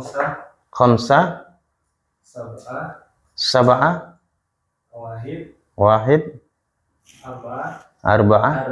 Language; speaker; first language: Arabic; non-native, fluent; Indonesian